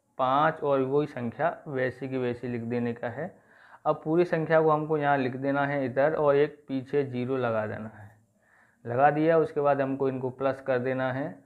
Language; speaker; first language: Hindi; native; Hindi